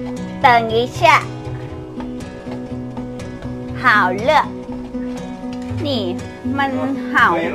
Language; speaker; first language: Chinese; non-native, learner; Thai